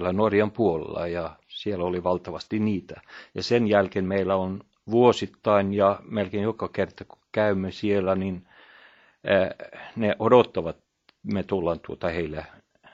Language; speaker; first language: Finnish; early bilingual, heritage; Norwegian